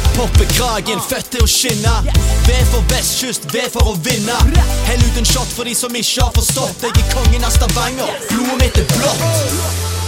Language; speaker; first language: Norwegian; native; Norwegian